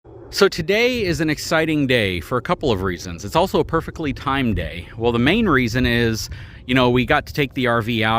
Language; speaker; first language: English; native; English